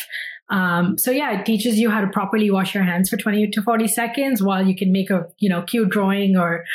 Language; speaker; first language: English; non-native, local second language; Hindi